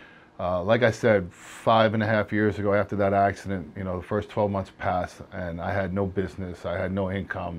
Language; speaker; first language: English; native; English